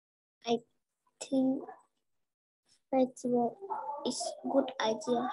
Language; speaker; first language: English; non-native, learner; Vietnamese